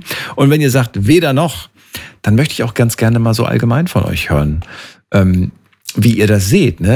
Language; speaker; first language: German; native; German